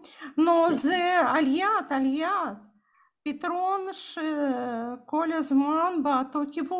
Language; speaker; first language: Hebrew; non-native, fluent; Russian